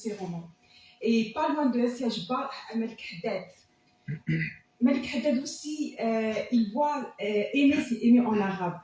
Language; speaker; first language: French; non-native, local second language; Arabic